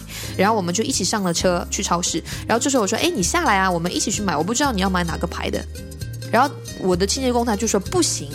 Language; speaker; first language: Chinese; native; Chinese